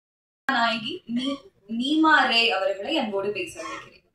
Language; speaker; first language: Tamil; native; Tamil